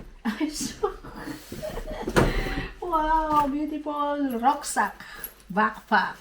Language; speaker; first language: English; non-native, learner; Cebuano